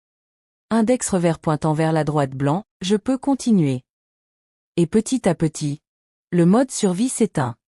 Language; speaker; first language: French; native; French